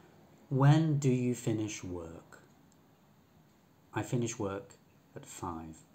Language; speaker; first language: English; non-native, fluent; Polish